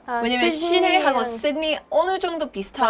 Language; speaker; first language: Korean; non-native, learner; English